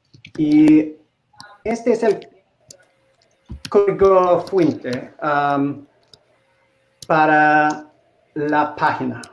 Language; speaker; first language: Spanish; non-native, learner; English